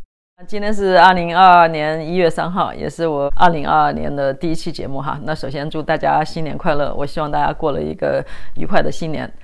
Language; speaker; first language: Chinese; native; Chinese